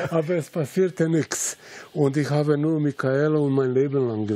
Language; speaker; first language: German; non-native, fluent; Serbian